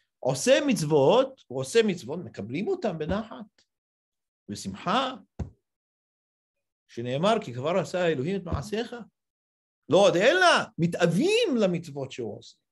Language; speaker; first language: Hebrew; non-native, fluent; English